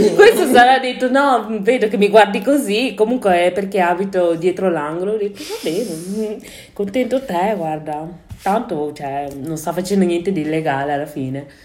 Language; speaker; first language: Italian; early bilingual, other home language; Wolof